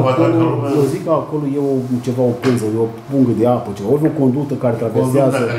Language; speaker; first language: Romanian; native; Romanian